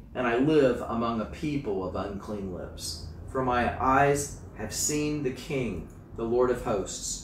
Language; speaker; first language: English; native; English